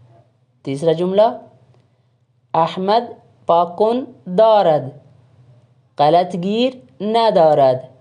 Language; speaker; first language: Persian; non-native, learner; Urdu